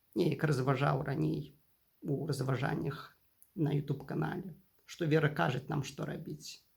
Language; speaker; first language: Belarusian; native; Belarusian